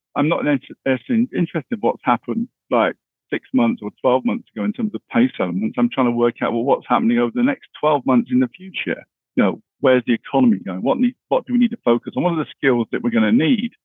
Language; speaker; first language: English; native; English